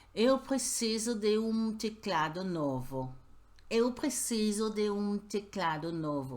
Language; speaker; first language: Portuguese; non-native, learner; French